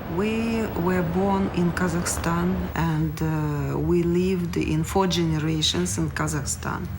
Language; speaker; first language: English; non-native, learner; Russian